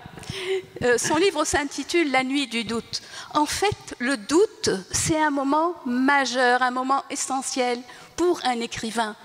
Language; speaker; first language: French; non-native, local second language; Arabic